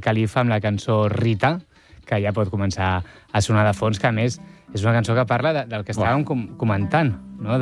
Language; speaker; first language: Catalan; native; Catalan